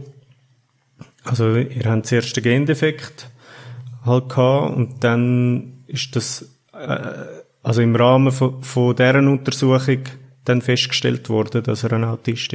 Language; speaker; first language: German; native; German